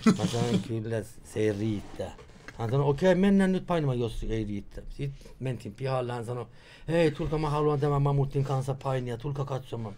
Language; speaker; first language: Finnish; non-native, fluent; Persian